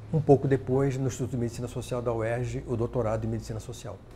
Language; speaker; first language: Portuguese; native; Portuguese